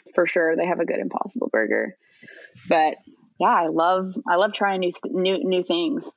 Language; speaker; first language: English; native; English